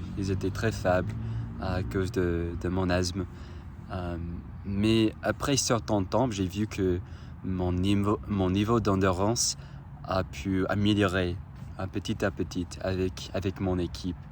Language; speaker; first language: French; non-native, fluent; English